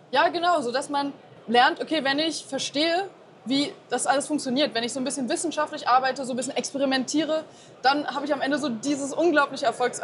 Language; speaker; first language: German; native; German